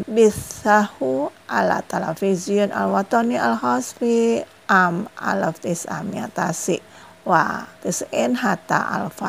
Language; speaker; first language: Arabic; non-native, fluent; Indonesian